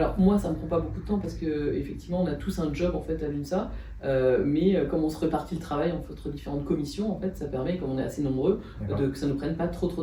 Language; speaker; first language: French; native; French